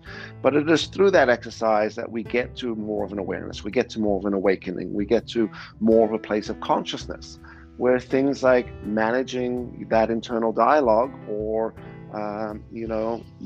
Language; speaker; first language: English; native; English